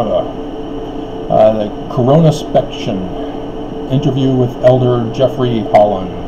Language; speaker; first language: English; native; English